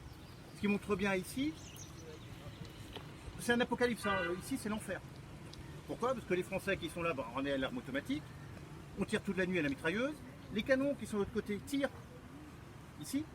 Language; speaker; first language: French; native; French